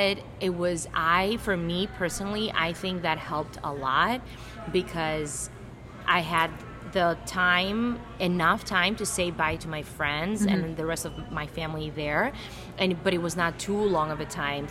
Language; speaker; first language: English; non-native, fluent; Greek